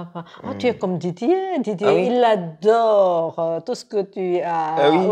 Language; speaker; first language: French; non-native, fluent; Korean